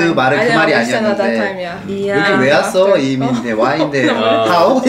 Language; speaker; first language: Korean; native; Korean